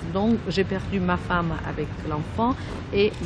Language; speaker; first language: French; non-native, fluent; Armenian